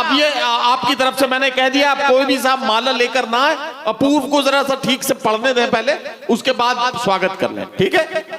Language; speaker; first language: Hindi; native; Hindi